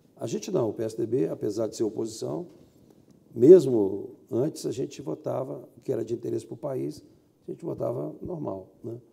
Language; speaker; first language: Portuguese; native; Portuguese